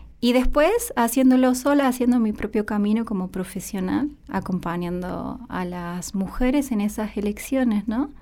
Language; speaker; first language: Spanish; native; Spanish